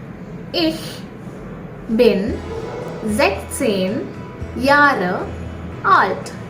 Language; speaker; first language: German; non-native, fluent; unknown